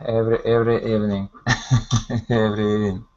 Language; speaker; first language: English; non-native, learner; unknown